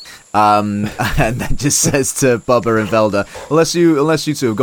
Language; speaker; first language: English; native; English